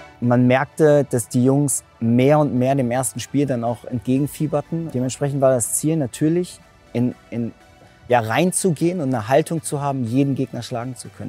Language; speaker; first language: German; native; German